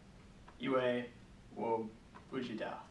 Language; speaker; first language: Chinese; non-native, learner; English